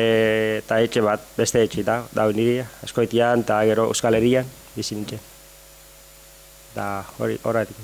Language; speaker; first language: Basque; non-native, learner; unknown